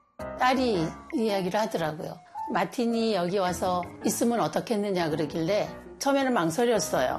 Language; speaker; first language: Korean; native; Korean